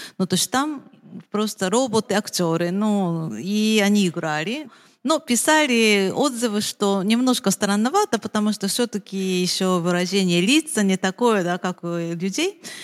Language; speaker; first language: Russian; non-native, fluent; Japanese